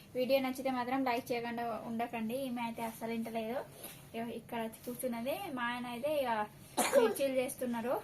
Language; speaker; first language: Telugu; native; Telugu